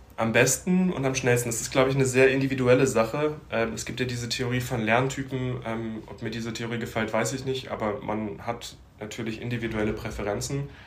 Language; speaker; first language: German; native; German